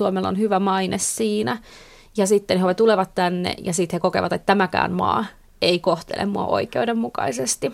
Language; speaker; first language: Finnish; native; Finnish